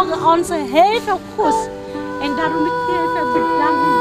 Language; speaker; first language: Dutch; non-native, learner; Vietnamese